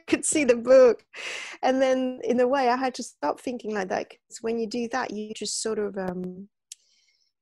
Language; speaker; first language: English; non-native, fluent; French